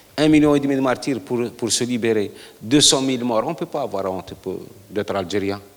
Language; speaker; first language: French; non-native, local second language; Arabic